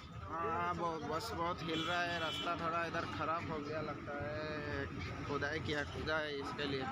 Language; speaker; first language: Hindi; non-native, local second language; Assamese